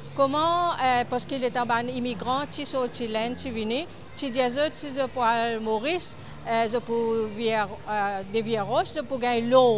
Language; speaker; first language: French; non-native, local second language; Bhojpuri